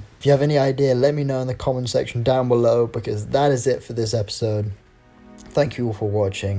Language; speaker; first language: English; native; English